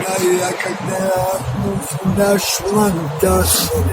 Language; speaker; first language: Russian; non-native, fluent; Tajik